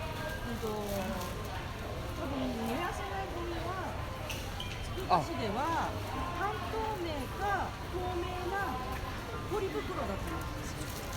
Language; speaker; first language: Japanese; native; Japanese